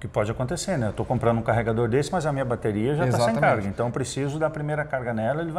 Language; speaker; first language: Portuguese; native; Portuguese